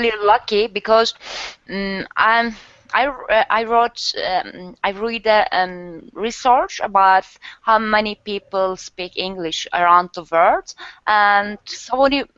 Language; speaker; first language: English; non-native, learner; Turkish